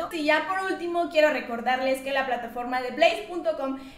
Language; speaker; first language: Spanish; native; Spanish